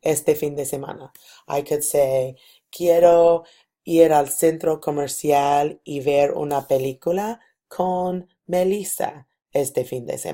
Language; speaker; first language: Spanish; non-native, fluent; English